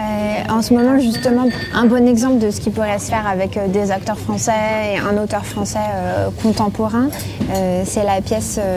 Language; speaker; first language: French; native; French